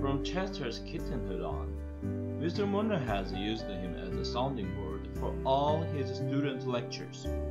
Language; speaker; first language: English; non-native, fluent; Korean